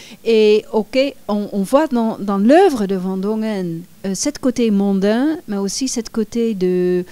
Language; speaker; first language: French; non-native, fluent; Dutch